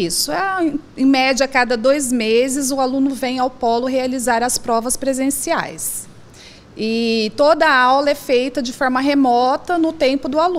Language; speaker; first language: Portuguese; native; Portuguese